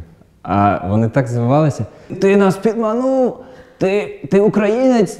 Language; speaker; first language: Ukrainian; non-native, fluent; German